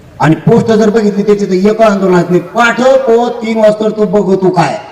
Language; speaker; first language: Marathi; native; Marathi